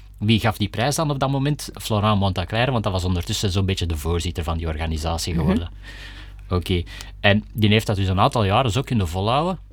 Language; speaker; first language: Dutch; native; Dutch